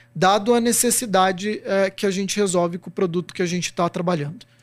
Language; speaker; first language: Portuguese; native; Portuguese